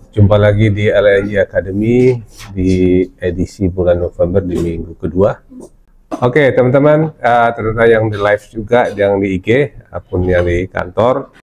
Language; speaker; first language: Indonesian; non-native, local second language; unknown